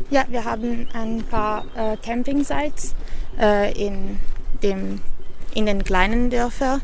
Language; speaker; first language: German; non-native, fluent; Italian